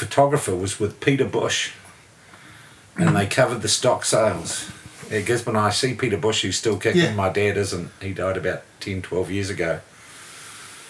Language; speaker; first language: English; native; English